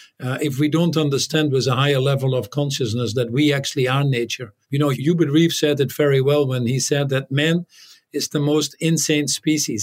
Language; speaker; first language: English; non-native, fluent; Dutch